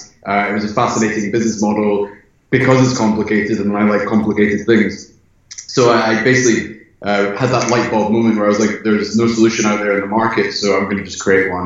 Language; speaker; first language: English; native; English